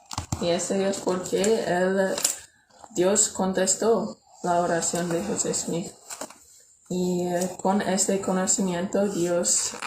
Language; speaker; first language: Spanish; non-native, learner; English